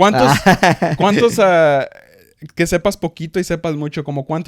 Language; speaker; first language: Spanish; early bilingual, heritage; Spanish